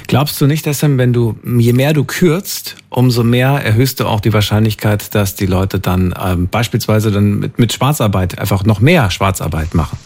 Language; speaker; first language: German; native; German